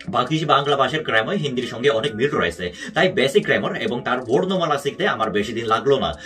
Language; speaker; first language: Bangla; non-native, fluent; Korean